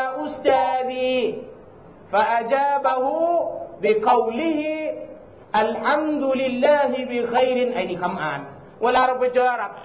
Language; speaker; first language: Arabic; non-native, fluent; Thai